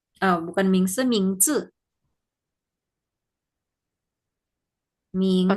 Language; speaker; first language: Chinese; non-native, fluent; Indonesian